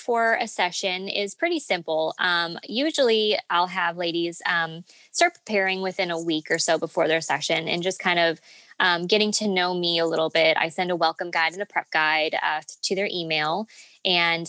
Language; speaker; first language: English; native; English